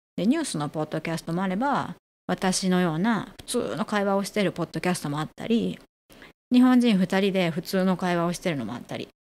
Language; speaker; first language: Japanese; native; Japanese